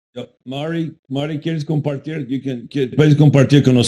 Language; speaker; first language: Spanish; non-native, fluent; English